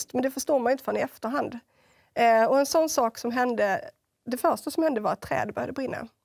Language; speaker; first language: Swedish; native; Swedish